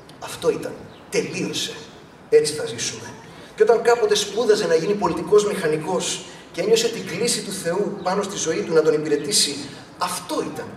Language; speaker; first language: Greek; early bilingual, other home language; English